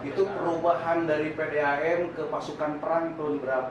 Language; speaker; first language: Indonesian; native; Indonesian